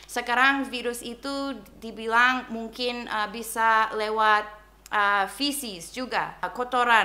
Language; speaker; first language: Indonesian; non-native, fluent; English